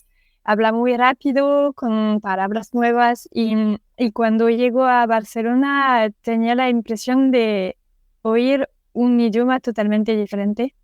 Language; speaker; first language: Spanish; non-native, fluent; French